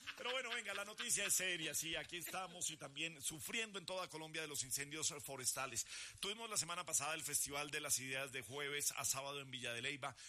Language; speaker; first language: Spanish; native; Spanish